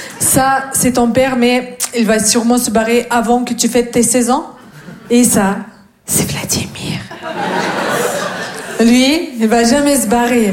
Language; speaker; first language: French; non-native, fluent; Russian